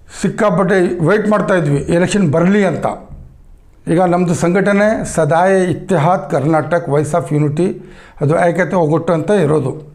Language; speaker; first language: Kannada; non-native, local second language; Urdu